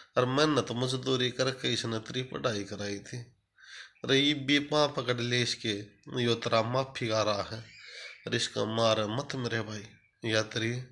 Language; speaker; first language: Hindi; native; Hindi